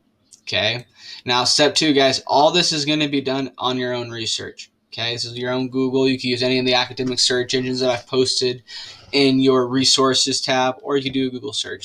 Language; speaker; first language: English; native; English